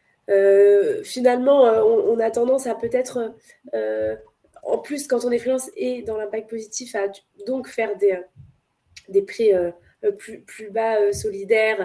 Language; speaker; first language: French; native; French